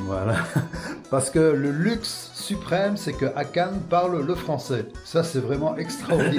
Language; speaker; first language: French; native; French